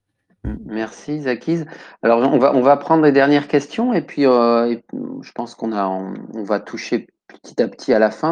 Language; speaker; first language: French; native; French